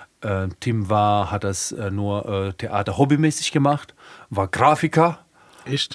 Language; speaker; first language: German; early bilingual, other home language; Croatian